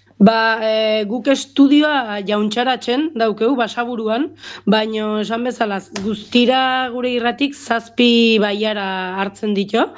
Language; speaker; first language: Basque; native; Basque